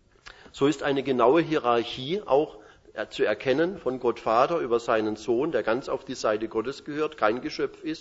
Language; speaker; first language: German; native; German